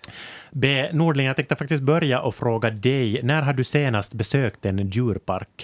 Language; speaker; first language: Swedish; native; Swedish